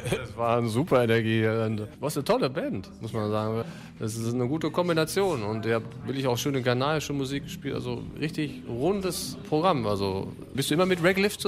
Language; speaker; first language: German; native; German